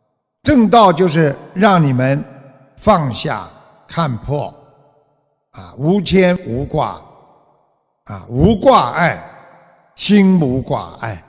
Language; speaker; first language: Chinese; native; Chinese